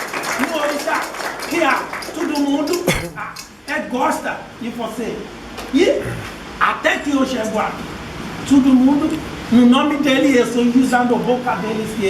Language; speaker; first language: Portuguese; non-native, fluent; Yoruba